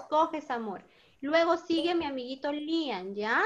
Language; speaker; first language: Spanish; native; Spanish